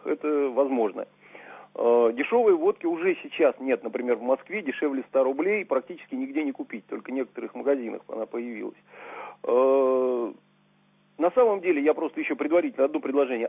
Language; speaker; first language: Russian; native; Russian